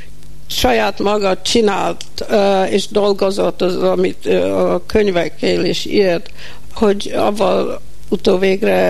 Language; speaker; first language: Hungarian; early bilingual, heritage; Hungarian